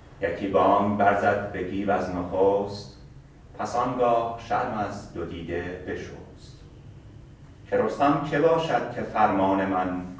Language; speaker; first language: Persian; native; Persian